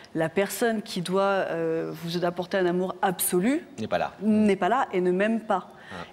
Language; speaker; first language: French; native; French